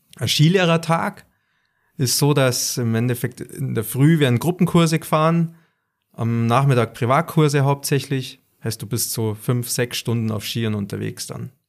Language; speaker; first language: German; native; German